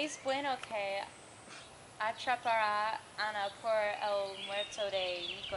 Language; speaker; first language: Spanish; non-native, learner; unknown